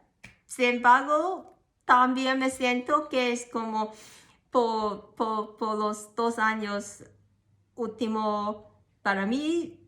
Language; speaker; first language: Spanish; non-native, learner; Cantonese